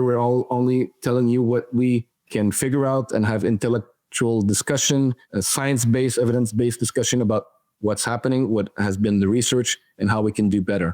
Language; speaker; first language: English; non-native, fluent; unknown